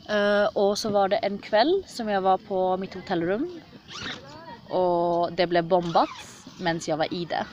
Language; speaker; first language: Swedish; early bilingual, other home language; Kurdish